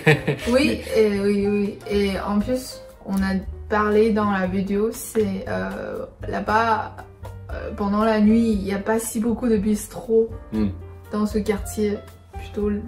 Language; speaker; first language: French; non-native, fluent; Chinese